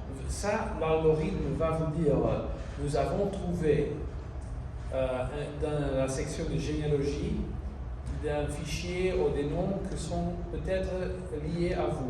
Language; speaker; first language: French; non-native, fluent; Italian